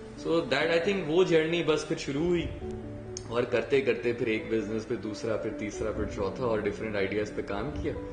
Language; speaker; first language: Urdu; native; Urdu